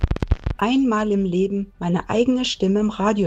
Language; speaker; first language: German; native; German